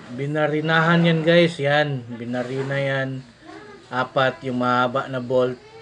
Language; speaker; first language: Filipino; non-native, local second language; Cebuano